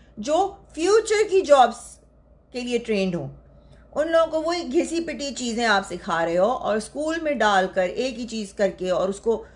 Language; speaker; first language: Urdu; native; Urdu